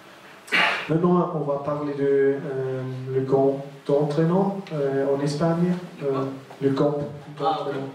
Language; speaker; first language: French; non-native, local second language; German